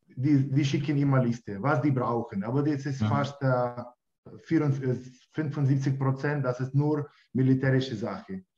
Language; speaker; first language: German; non-native, learner; Ukrainian